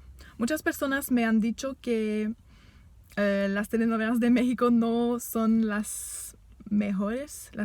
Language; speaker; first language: Spanish; non-native, fluent; French